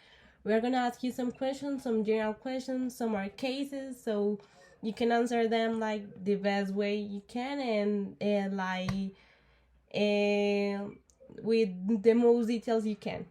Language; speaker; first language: English; non-native, learner; Spanish